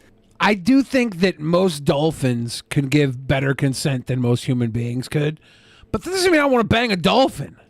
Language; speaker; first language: English; native; English